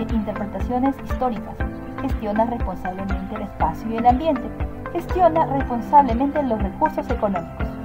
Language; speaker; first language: Spanish; native; Spanish